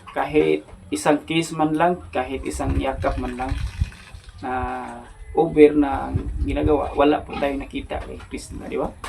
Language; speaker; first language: Filipino; non-native, local second language; Cebuano